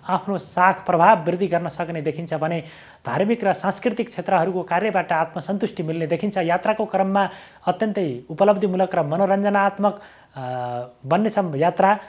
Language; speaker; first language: Nepali; native; Nepali